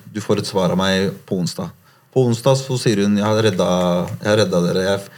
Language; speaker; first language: Norwegian; early bilingual, other home language; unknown